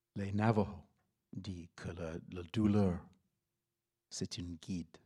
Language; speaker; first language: French; non-native, fluent; English